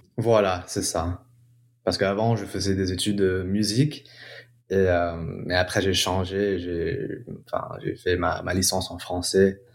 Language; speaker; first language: French; non-native, fluent; English